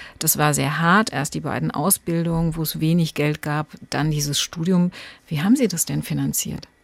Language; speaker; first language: German; native; German